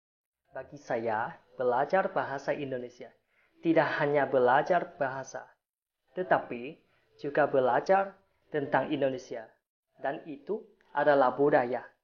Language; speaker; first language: Indonesian; non-native, fluent; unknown